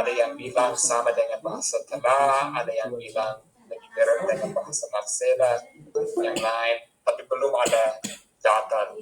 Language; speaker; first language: Indonesian; non-native, fluent; English